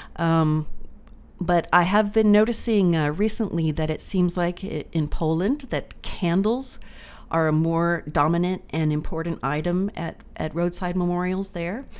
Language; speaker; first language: English; native; English